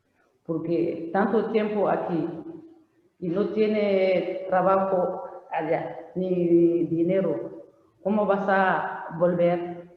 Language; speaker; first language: Spanish; non-native, learner; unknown